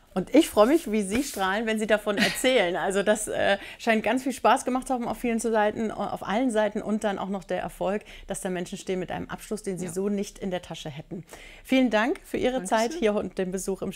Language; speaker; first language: German; native; German